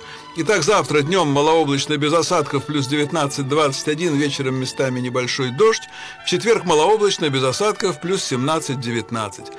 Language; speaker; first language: Russian; native; Russian